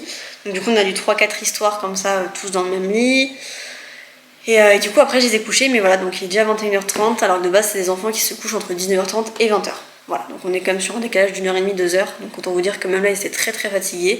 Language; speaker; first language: French; native; French